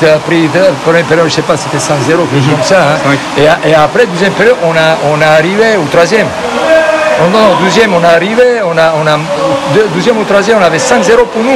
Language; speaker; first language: French; non-native, fluent; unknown